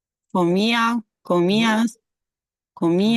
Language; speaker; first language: Spanish; non-native, learner; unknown